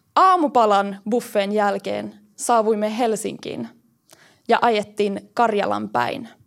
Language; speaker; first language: Finnish; early bilingual, heritage; Swedish